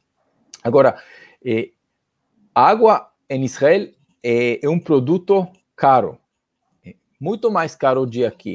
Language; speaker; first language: Portuguese; non-native, fluent; Hebrew